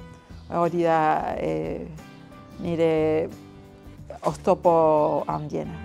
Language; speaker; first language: Basque; non-native, learner; Spanish